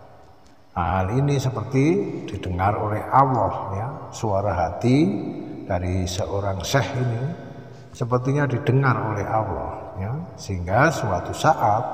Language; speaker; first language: Indonesian; native; Indonesian